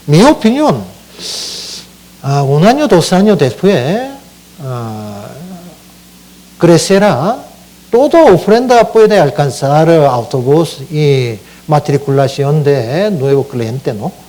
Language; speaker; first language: Spanish; non-native, learner; Korean